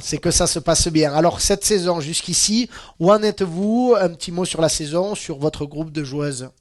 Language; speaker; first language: French; native; French